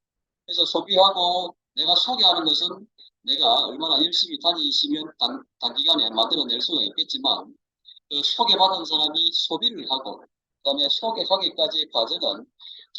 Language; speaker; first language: Korean; native; Korean